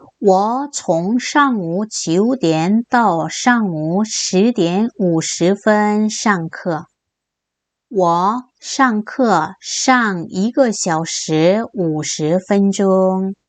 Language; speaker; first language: Chinese; non-native, fluent; Korean